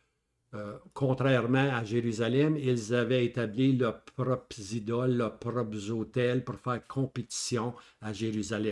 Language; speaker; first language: French; native; French